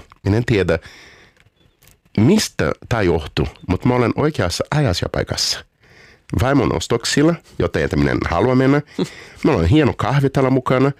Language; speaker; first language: Finnish; non-native, learner; Portuguese